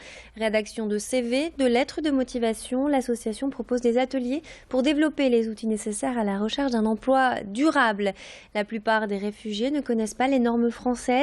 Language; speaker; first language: French; native; French